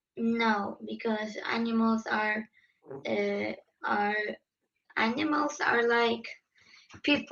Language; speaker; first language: English; non-native, fluent; Polish